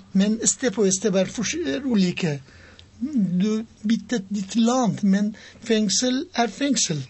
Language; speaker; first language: Norwegian; non-native, learner; Persian